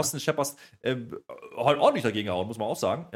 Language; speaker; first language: German; native; German